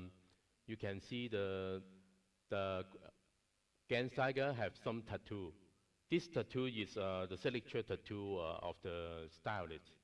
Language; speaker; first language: English; non-native, learner; Cantonese